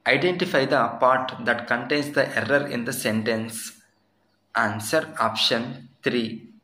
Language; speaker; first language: English; non-native, local second language; Telugu